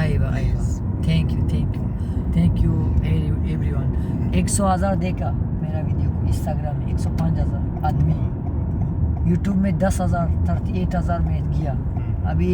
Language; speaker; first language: Hindi; non-native, learner; Tajik